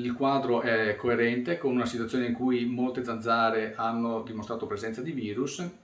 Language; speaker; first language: Italian; native; Italian